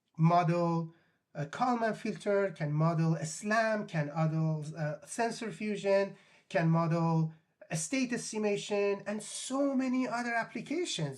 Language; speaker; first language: English; non-native, fluent; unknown